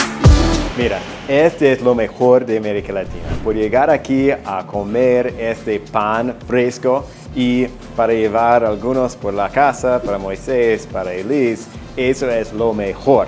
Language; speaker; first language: Spanish; non-native, fluent; English